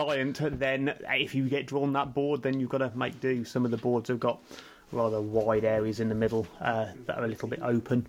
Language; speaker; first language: English; native; English